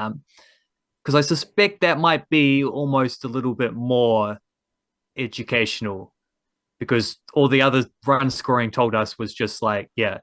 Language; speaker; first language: English; native; English